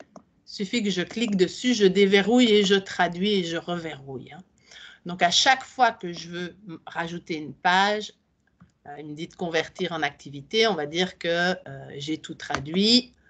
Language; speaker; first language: French; native; French